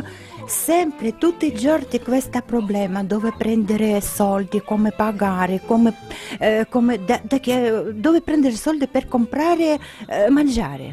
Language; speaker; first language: Italian; non-native, learner; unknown